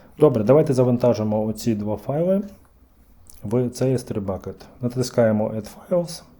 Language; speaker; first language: Ukrainian; native; Ukrainian